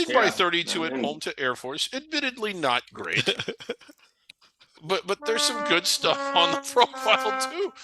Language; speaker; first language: English; native; English